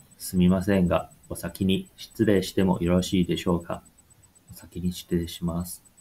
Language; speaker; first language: Japanese; non-native, learner; Chinese